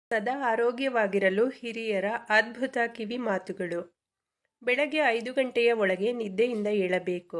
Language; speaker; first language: Kannada; native; Kannada